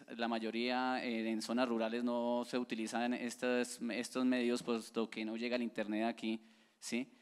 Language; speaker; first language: Spanish; native; Spanish